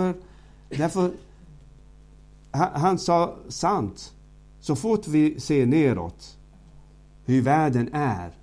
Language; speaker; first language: Swedish; non-native, fluent; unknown